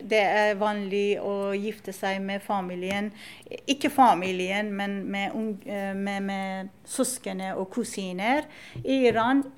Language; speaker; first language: Norwegian; non-native, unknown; Persian